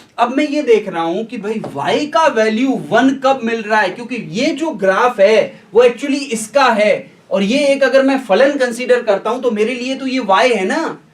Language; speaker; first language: Hindi; native; Hindi